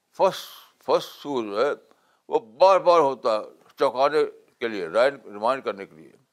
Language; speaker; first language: Urdu; native; Urdu